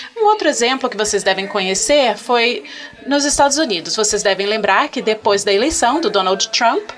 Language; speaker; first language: Portuguese; non-native, fluent; French